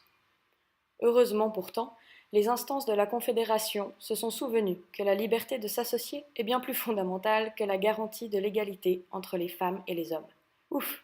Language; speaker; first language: French; native; French